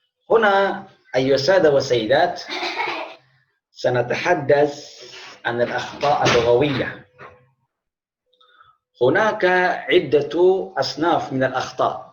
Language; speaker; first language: Arabic; non-native, fluent; Indonesian